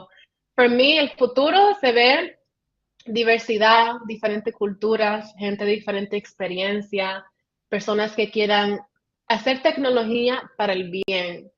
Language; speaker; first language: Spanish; early bilingual, heritage; Spanish